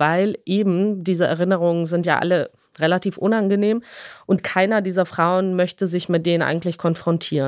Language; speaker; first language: German; non-native, fluent; Georgian